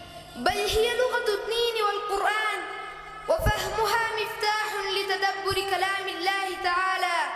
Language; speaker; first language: Arabic; non-native, learner; Pashto